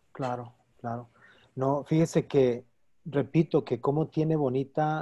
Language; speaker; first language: Spanish; native; Spanish